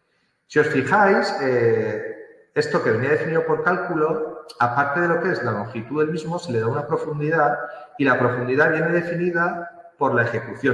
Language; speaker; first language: Spanish; native; Spanish